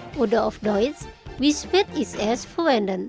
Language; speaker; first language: German; non-native, fluent; Indonesian